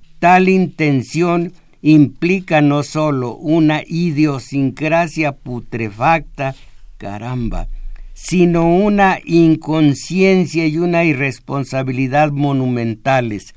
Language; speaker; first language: Spanish; native; Spanish